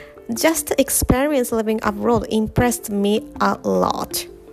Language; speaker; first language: English; non-native, fluent; Japanese